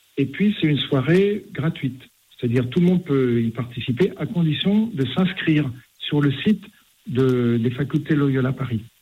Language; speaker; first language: French; native; French